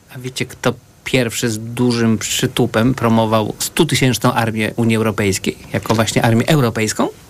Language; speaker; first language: Polish; native; Polish